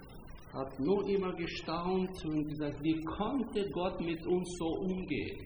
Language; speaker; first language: German; non-native, fluent; Hungarian